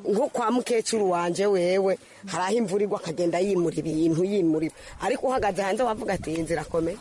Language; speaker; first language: Rundi; early bilingual, heritage; Rundi